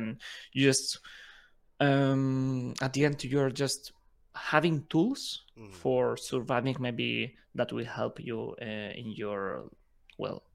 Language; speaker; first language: English; non-native, fluent; Spanish